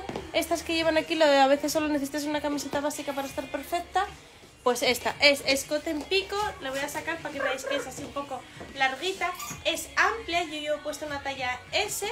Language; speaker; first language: Spanish; native; Spanish